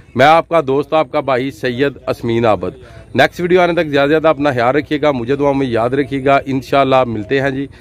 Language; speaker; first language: Urdu; non-native, local second language; Punjabi